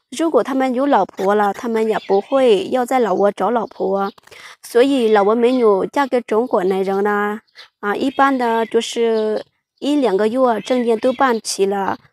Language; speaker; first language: Chinese; non-native, fluent; Hmong